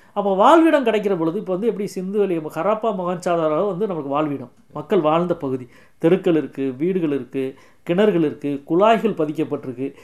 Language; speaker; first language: Tamil; native; Tamil